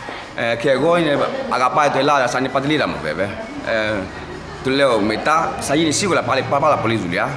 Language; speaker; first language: Greek; non-native, learner; Chinese